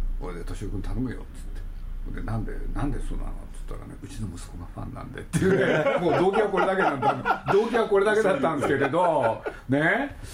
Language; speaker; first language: Japanese; native; Japanese